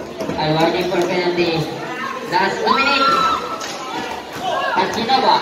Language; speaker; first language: English; non-native, local second language; Filipino